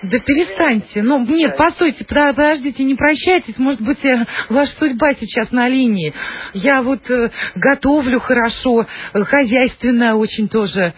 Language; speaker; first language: Russian; native; Russian